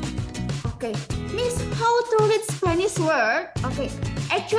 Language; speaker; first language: English; non-native, local second language; Indonesian